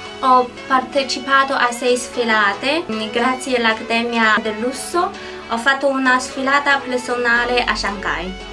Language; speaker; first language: Italian; non-native, fluent; Chinese